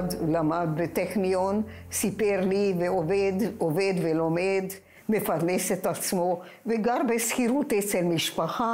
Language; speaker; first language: Hebrew; non-native, fluent; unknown